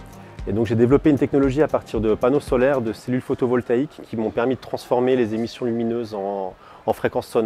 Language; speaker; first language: French; native; French